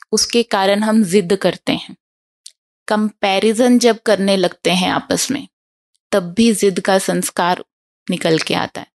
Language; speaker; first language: Hindi; native; Hindi